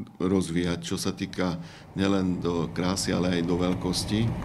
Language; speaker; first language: Slovak; native; Slovak